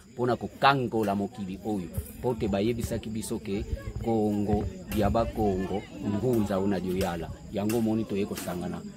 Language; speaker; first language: Lingala; non-native, local second language; Kongo